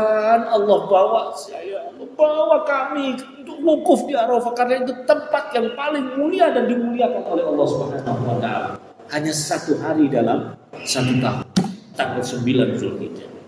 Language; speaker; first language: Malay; non-native, local second language; Javanese